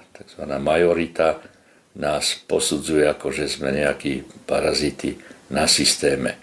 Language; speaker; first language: Slovak; non-native, local second language; Hungarian